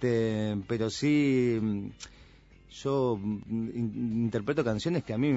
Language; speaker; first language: Spanish; native; Spanish